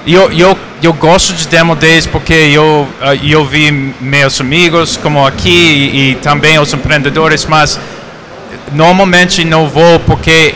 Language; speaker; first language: Portuguese; non-native, fluent; English